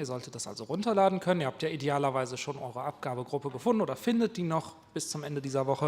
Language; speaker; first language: German; native; German